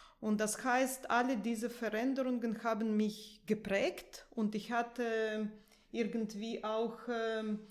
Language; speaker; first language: German; non-native, fluent; Russian